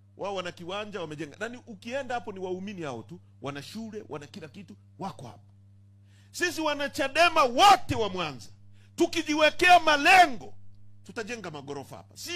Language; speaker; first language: Swahili; native; Swahili